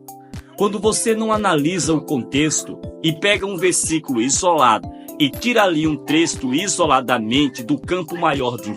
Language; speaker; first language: Portuguese; native; Portuguese